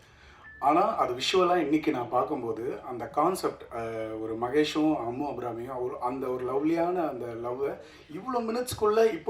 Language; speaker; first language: Tamil; native; Tamil